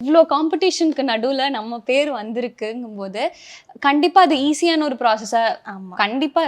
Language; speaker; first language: Tamil; native; Tamil